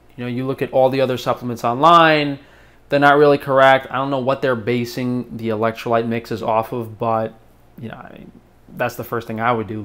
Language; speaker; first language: English; native; English